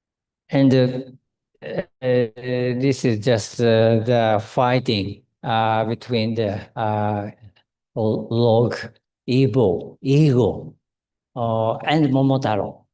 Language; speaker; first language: English; non-native, learner; Japanese